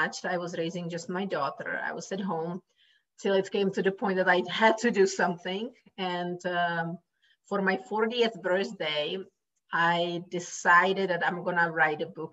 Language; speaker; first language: English; non-native, fluent; Czech